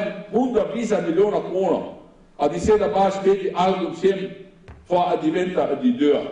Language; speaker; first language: Danish; non-native, fluent; Arabic